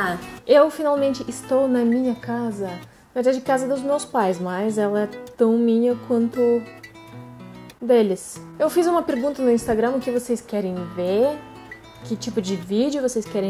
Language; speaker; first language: Portuguese; non-native, fluent; Russian